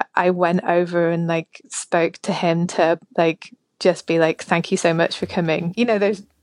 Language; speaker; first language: English; native; English